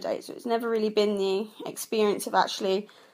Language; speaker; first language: English; non-native, fluent; Arabic